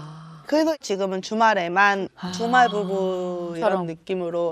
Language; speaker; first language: Korean; native; Korean